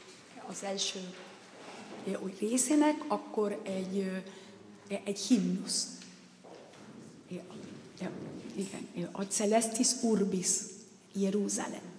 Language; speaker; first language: Hungarian; non-native, learner; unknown